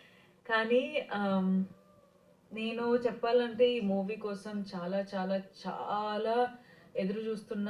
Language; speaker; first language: Telugu; non-native, fluent; Kannada